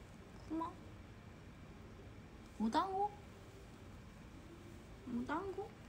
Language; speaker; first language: Japanese; non-native, fluent; Korean